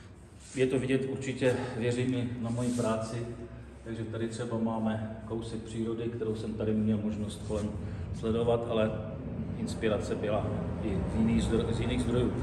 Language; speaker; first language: Czech; native; Czech